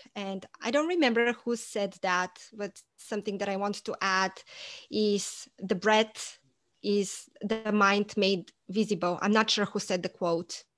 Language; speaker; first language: English; non-native, fluent; Portuguese